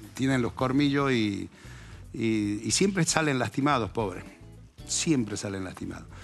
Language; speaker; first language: Spanish; native; Spanish